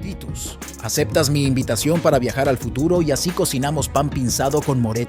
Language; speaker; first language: Spanish; native; Spanish